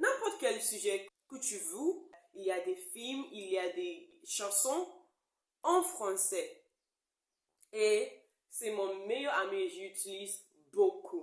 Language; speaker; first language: French; non-native, learner; English